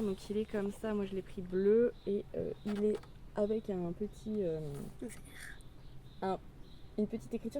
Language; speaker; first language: French; native; French